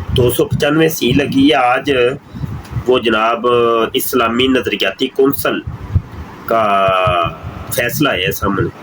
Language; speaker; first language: Urdu; non-native, local second language; Punjabi